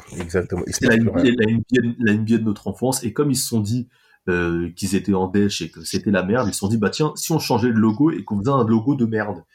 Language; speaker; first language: French; native; French